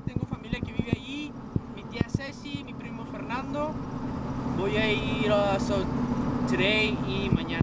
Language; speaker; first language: Spanish; early bilingual, heritage; Spanish